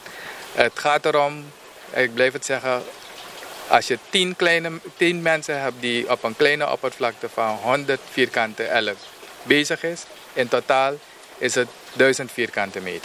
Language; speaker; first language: Dutch; non-native, local second language; Papiamento